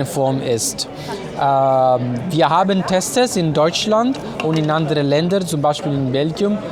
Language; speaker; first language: German; non-native, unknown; Italian